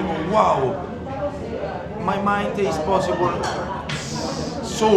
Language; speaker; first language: English; non-native, learner; Italian